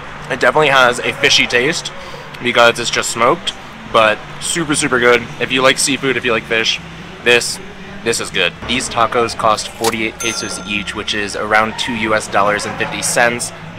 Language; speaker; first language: English; native; English